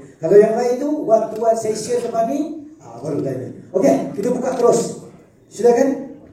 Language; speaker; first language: Malay; native; Malay